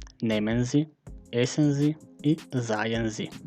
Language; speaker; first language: German; non-native, fluent; Macedonian